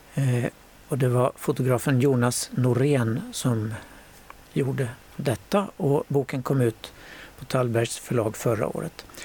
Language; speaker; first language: Swedish; native; Swedish